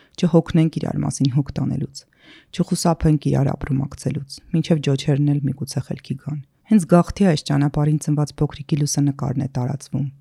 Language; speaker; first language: Armenian; native; Armenian